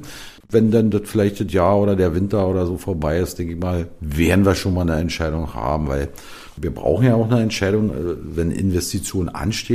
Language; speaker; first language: German; native; German